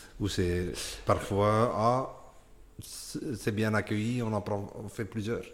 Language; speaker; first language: French; non-native, local second language; Dutch